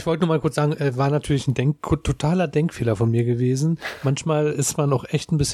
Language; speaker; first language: German; native; German